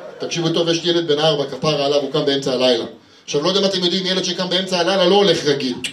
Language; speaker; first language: Hebrew; native; Hebrew